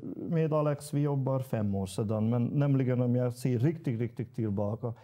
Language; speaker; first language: Swedish; non-native, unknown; Hungarian